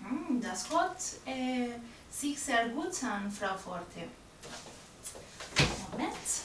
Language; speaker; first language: German; non-native, learner; Spanish